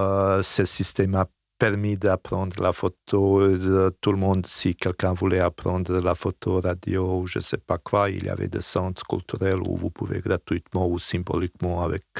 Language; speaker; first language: French; non-native, fluent; Bosnian